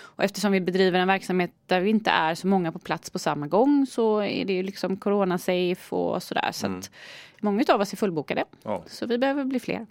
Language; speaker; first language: Swedish; native; Swedish